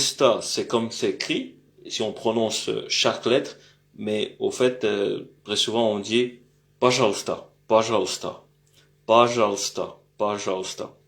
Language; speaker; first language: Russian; non-native, fluent; French